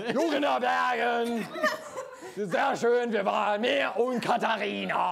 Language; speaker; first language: German; non-native, learner; Italian